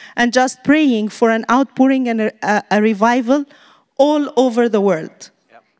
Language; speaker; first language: English; non-native, fluent; Arabic